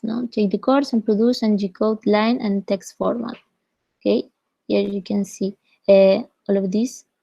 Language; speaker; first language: English; non-native, fluent; Spanish